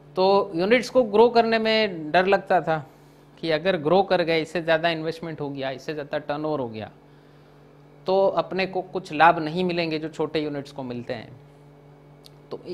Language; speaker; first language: Hindi; non-native, local second language; Gujarati